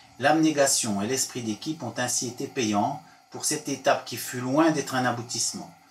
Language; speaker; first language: French; native; French